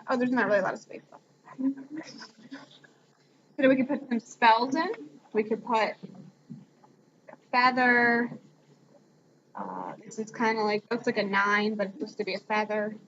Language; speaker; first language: English; native; English